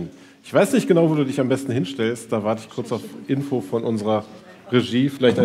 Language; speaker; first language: German; native; German